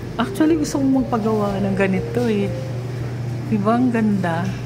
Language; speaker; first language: Filipino; native; Filipino